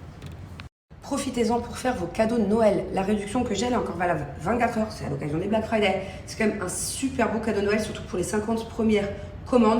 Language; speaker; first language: French; native; French